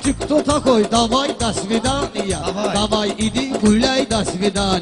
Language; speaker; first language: Russian; non-native, local second language; Talysh